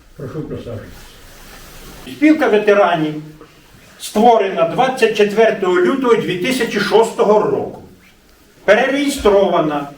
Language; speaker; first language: Ukrainian; native; Ukrainian